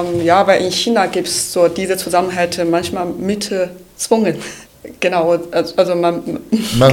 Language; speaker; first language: German; non-native, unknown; Chinese